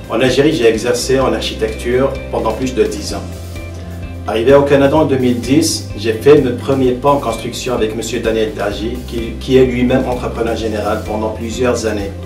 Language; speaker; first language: French; non-native, local second language; Arabic